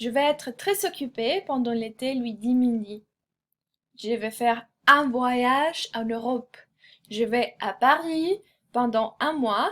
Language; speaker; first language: French; non-native, fluent; Spanish